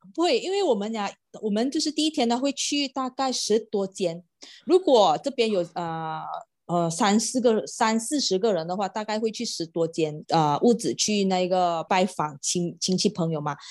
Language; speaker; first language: Chinese; non-native, local second language; Malay